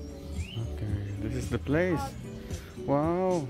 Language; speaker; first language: English; non-native, local second language; Cebuano